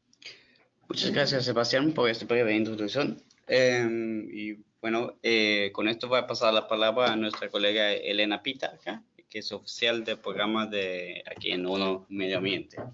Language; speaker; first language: Spanish; non-native, fluent; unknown